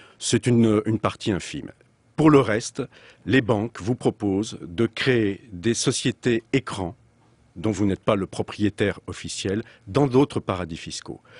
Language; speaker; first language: French; native; French